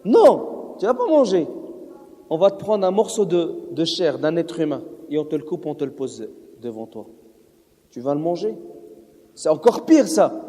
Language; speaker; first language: French; non-native, local second language; Arabic